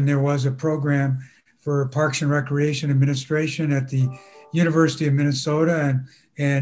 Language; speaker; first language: English; native; English